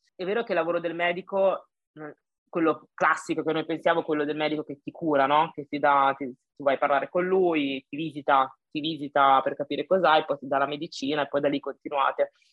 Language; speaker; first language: Italian; early bilingual, other home language; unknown